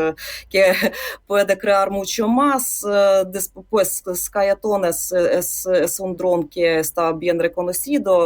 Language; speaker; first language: Spanish; non-native, fluent; Ukrainian